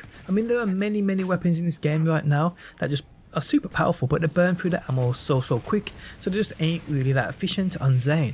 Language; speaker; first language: English; native; English